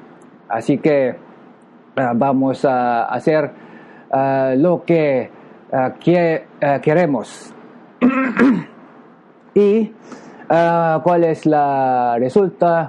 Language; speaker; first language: Spanish; non-native, learner; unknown